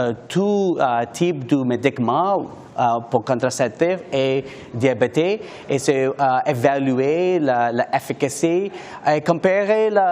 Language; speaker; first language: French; non-native, learner; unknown